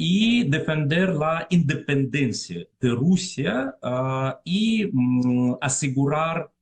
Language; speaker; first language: Spanish; non-native, fluent; Russian